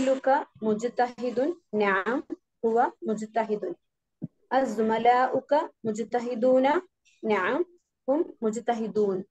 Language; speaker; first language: Arabic; non-native, learner; Malayalam